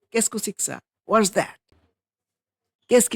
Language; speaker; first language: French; non-native, fluent; Bangla